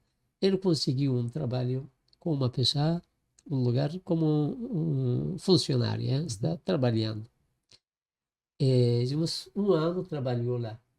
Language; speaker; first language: Portuguese; non-native, learner; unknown